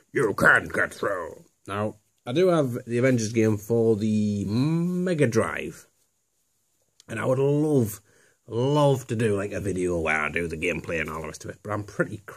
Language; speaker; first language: English; native; English